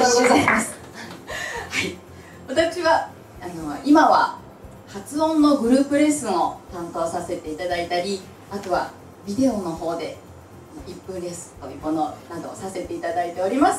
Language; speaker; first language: Japanese; native; Japanese